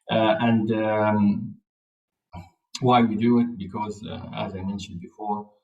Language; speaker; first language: English; non-native, fluent; Arabic